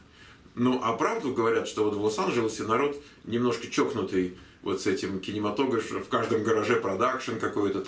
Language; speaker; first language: Russian; native; Russian